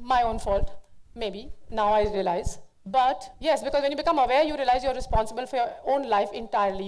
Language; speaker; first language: English; non-native, local second language; Hindi